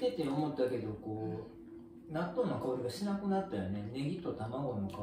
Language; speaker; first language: Japanese; native; Japanese